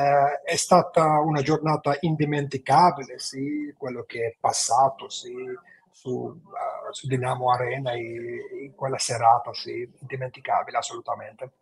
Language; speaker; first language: Italian; non-native, fluent; Georgian